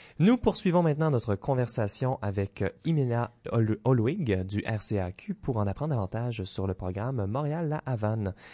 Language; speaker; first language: French; native; French